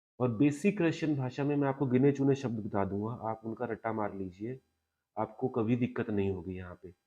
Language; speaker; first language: Hindi; native; Hindi